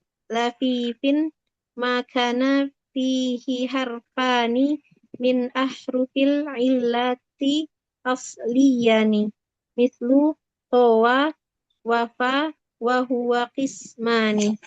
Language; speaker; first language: Arabic; non-native, learner; Indonesian